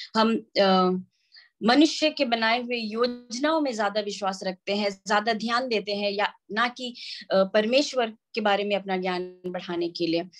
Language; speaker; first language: Hindi; non-native, local second language; Santali